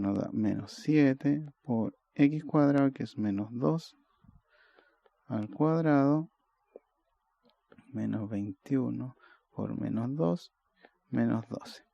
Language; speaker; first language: Spanish; native; Spanish